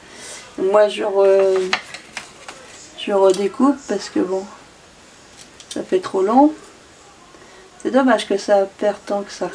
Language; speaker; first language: French; native; French